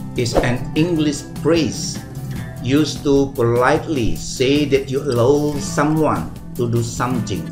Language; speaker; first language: English; non-native, fluent; Indonesian